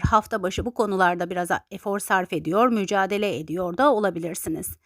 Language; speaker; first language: Turkish; native; Turkish